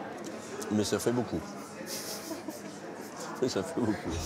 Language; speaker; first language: French; native; French